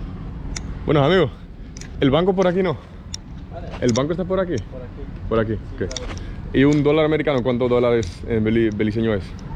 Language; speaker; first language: Spanish; non-native, fluent; English